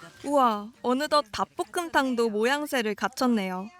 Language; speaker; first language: Korean; native; Korean